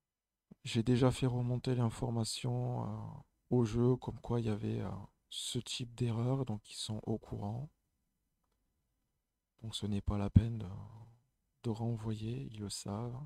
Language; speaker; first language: French; native; French